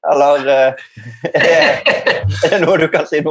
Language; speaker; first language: Norwegian; native; Norwegian